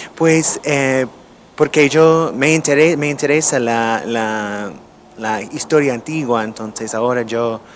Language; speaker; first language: Spanish; non-native, fluent; English